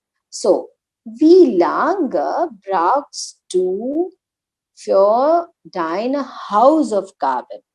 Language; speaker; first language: German; non-native, learner; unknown